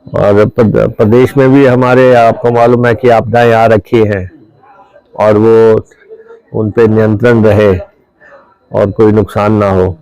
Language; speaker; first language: Hindi; native; Hindi